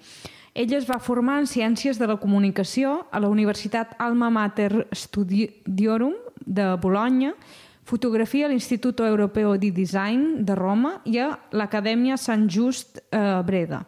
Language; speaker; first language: Catalan; native; Catalan